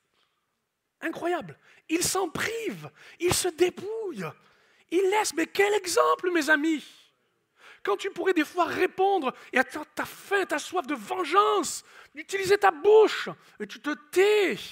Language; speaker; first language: French; native; French